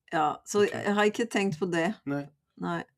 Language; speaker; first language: Norwegian; non-native, fluent; French